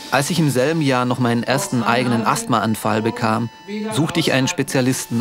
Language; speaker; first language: German; native; German